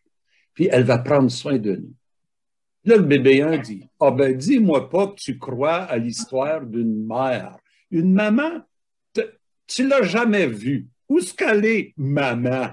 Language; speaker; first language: French; native; French